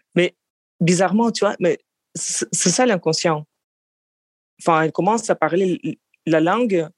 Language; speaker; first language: French; non-native, fluent; Russian